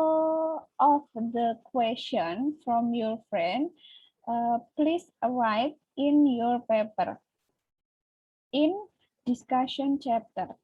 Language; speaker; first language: English; non-native, learner; Indonesian